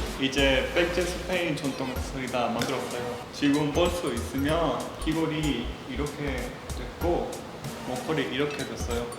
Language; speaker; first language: Korean; non-native, learner; Spanish